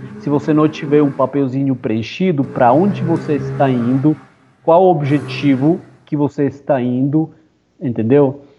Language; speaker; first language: Portuguese; non-native, fluent; Armenian